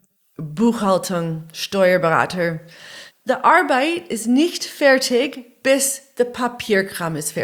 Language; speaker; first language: German; non-native, learner; English